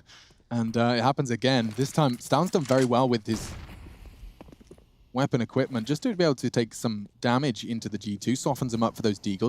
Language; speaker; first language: English; native; English